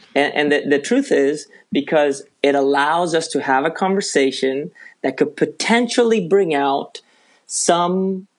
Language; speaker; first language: English; early bilingual, other home language; Spanish